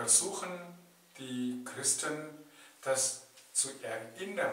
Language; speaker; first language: German; non-native, fluent; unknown